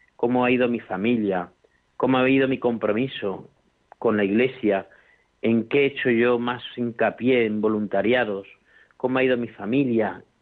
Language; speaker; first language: Spanish; native; Spanish